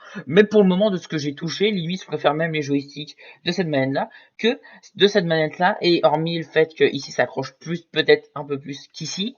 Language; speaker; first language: French; native; French